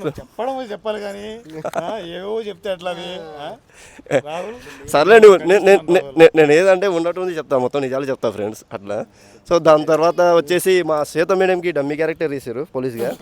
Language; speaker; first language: Telugu; native; Telugu